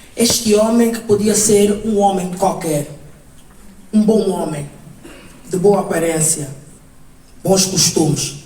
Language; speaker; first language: Portuguese; native; Portuguese